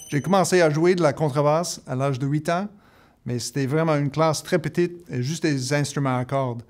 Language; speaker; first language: French; native; French